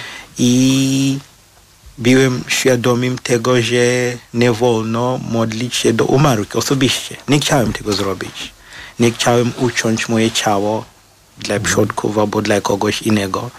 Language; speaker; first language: Polish; non-native, fluent; Shona